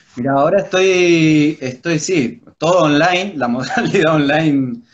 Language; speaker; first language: Spanish; native; Spanish